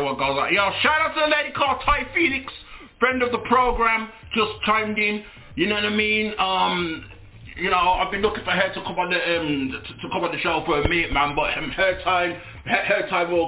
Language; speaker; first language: English; native; English